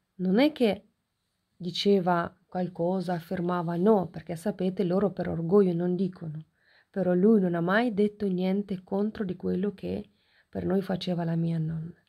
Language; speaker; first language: Italian; non-native, fluent; Ukrainian